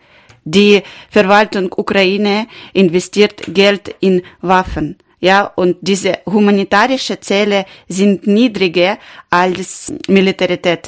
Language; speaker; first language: German; non-native, learner; Ukrainian